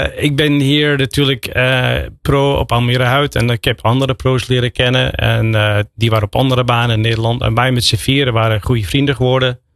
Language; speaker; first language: Dutch; non-native, fluent; English